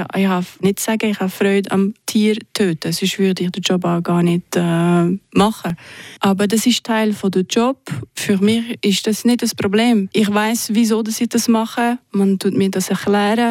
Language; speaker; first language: German; non-native, local second language; French